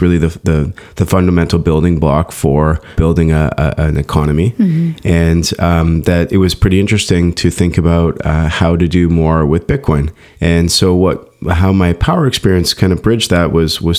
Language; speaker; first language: English; native; English